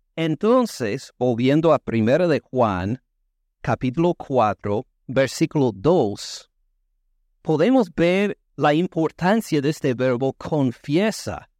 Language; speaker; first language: Spanish; non-native, fluent; English